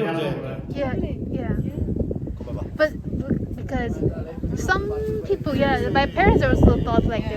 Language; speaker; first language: English; non-native, fluent; Korean